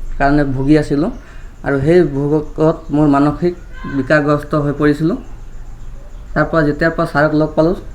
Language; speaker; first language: Assamese; non-native, local second language; Sadri